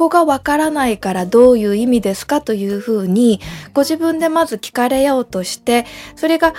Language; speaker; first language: Japanese; native; Japanese